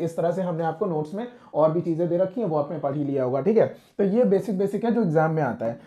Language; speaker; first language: Hindi; non-native, local second language; Punjabi